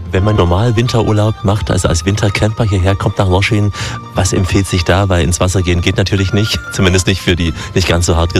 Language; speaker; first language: German; native; German